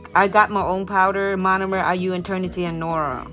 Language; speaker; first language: English; non-native, fluent; Vietnamese